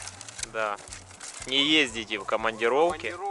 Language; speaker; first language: Russian; native; Russian